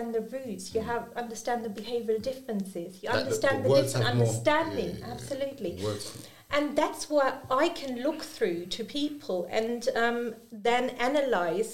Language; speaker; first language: English; non-native, fluent; German